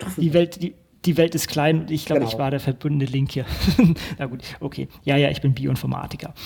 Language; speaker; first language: German; native; German